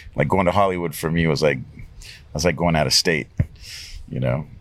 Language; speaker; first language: English; native; English